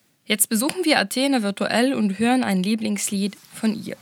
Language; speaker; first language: German; non-native, fluent; Arabic